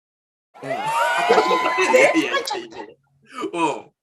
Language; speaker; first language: Japanese; native; Japanese